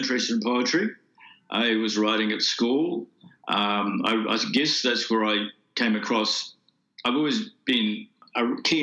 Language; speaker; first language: English; native; English